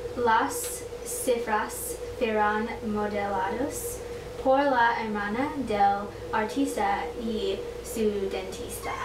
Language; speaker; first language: Spanish; non-native, learner; English